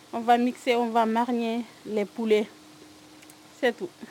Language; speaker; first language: French; non-native, learner; Soninke